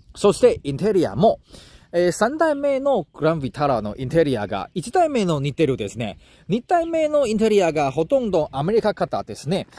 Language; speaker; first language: Japanese; non-native, learner; Chinese